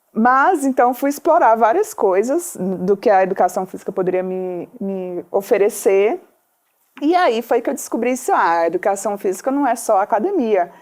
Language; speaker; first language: Portuguese; native; Portuguese